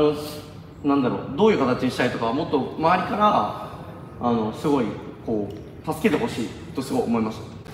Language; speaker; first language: Japanese; native; Japanese